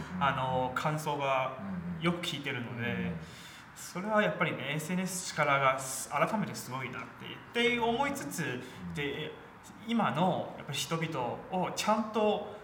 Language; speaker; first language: Japanese; non-native, fluent; Chinese